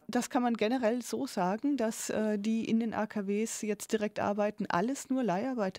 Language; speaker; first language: German; native; German